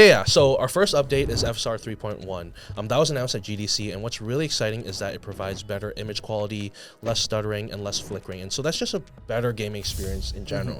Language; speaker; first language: English; native; English